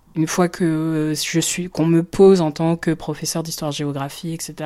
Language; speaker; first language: French; native; French